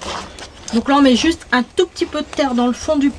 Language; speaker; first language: French; native; French